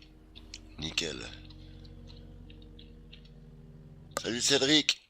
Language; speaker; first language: French; native; French